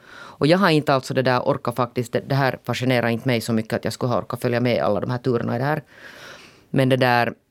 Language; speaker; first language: Swedish; native; Swedish